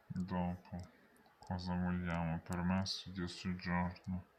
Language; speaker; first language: Italian; non-native, learner; Ukrainian